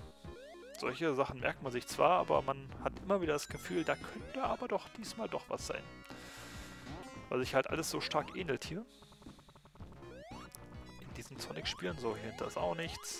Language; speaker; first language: German; native; German